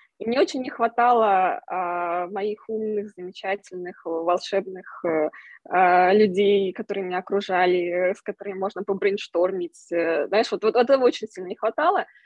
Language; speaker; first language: Russian; native; Russian